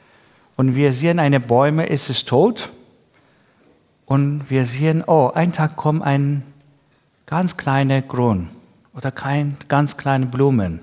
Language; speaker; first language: German; non-native, learner; Persian